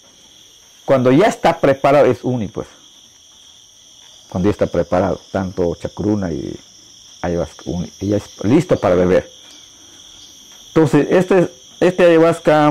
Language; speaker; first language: Spanish; non-native, local second language; Shipibo-Conibo